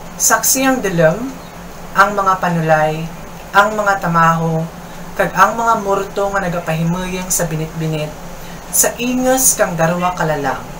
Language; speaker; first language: English; non-native, local second language; Kinaray-a